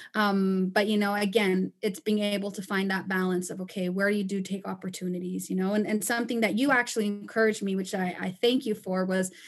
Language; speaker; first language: English; non-native, fluent; Spanish